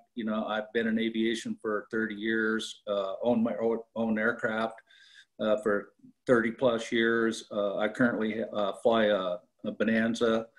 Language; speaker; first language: English; native; English